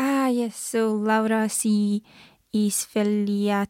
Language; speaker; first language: Italian; non-native, learner; English